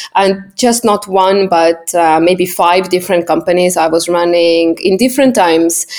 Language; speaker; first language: English; non-native, fluent; Estonian